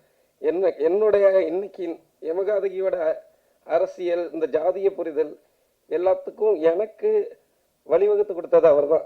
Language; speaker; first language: Tamil; native; Tamil